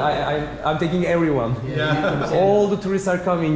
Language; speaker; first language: English; non-native, learner; Turkish